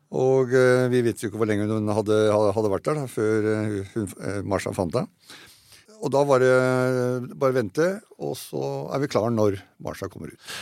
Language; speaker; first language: Norwegian; native; Norwegian